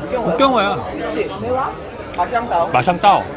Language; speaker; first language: Korean; native; Korean